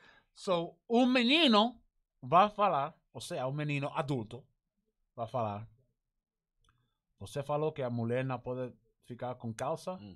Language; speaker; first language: Portuguese; non-native, learner; Spanish